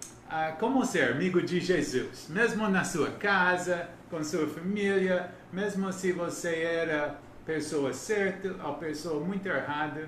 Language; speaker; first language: Portuguese; non-native, learner; English